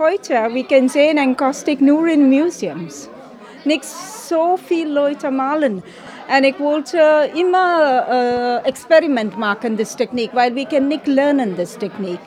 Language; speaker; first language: German; non-native, learner; English